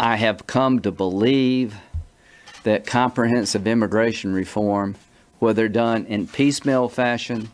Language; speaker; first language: English; native; English